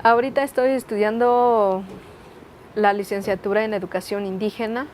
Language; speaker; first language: Spanish; non-native, local second language; Nahuatl languages